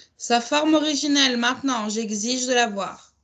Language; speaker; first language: French; native; French